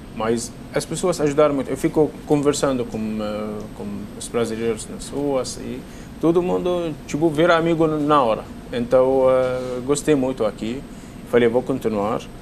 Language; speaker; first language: Portuguese; non-native, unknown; Arabic